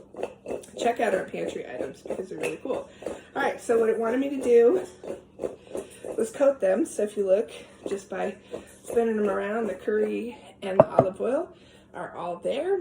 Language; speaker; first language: English; native; English